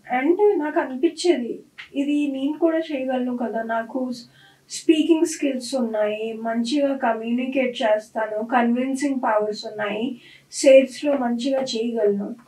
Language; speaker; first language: Telugu; non-native, local second language; Punjabi